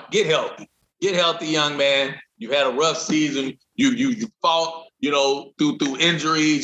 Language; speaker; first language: English; native; English